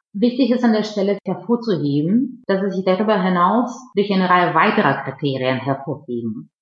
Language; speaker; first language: German; non-native, fluent; Russian